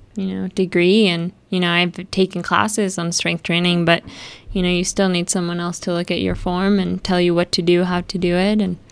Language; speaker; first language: English; early bilingual, other home language; Spanish